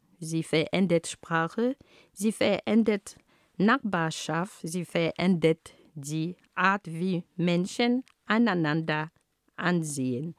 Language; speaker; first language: German; non-native, fluent; Ghomala